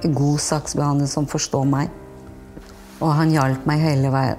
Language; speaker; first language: Norwegian; non-native, fluent; Albanian